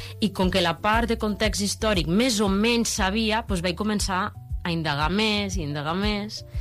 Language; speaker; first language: Catalan; native; Catalan